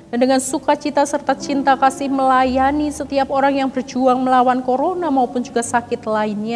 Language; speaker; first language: Indonesian; native; Indonesian